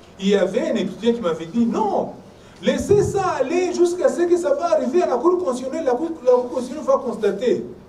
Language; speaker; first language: French; non-native, local second language; Swahili